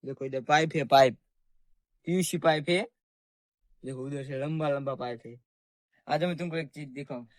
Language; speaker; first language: Hindi; non-native, local second language; Gujarati